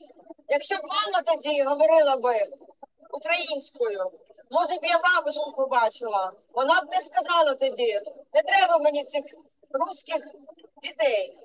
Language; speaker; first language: Ukrainian; non-native, local second language; Russian